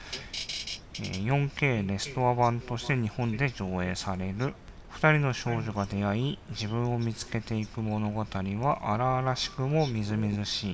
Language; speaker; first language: Japanese; native; Japanese